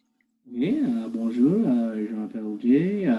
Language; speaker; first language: French; non-native, learner; English